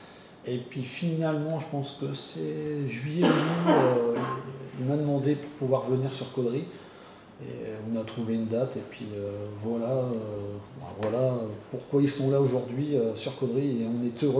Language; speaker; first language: French; native; French